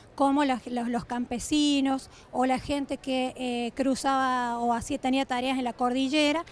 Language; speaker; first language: Spanish; native; Spanish